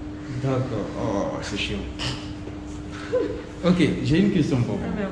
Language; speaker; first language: French; non-native, learner; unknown